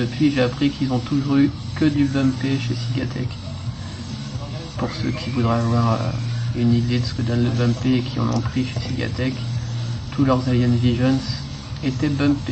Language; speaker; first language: French; native; French